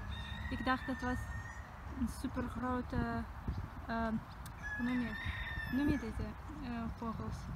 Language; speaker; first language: Dutch; non-native, learner; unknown